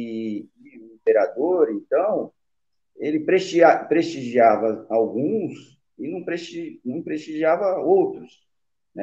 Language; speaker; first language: Portuguese; native; Portuguese